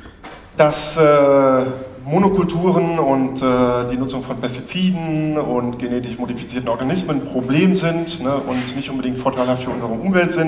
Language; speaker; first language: German; native; German